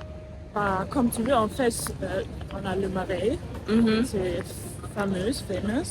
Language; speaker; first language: French; non-native, fluent; German